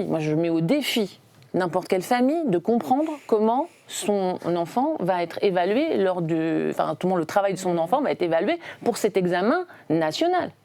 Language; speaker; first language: French; native; French